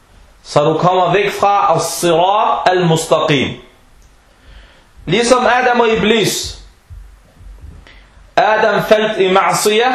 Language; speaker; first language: Danish; early bilingual, other home language; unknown